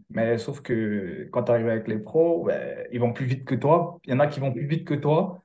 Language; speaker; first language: French; early bilingual, other home language; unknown